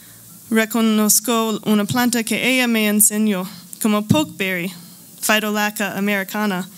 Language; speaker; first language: Spanish; non-native, learner; English